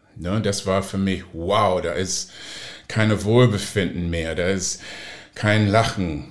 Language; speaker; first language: German; non-native, fluent; English